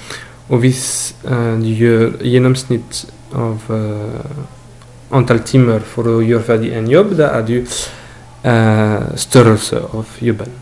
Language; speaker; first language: Norwegian; non-native, learner; French